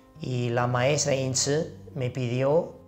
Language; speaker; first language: Spanish; non-native, fluent; Chinese